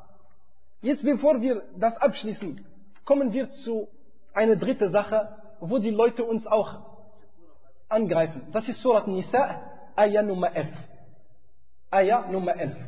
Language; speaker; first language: German; non-native, fluent; Arabic